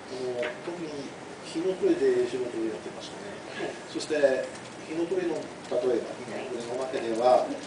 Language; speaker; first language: Japanese; non-native, fluent; English